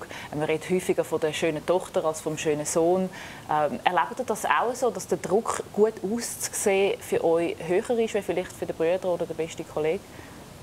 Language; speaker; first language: German; native; German